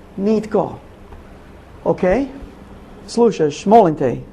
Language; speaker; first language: Bosnian; non-native, learner; English